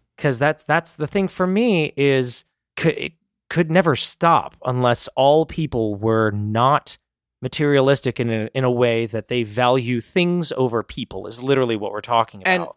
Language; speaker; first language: English; native; English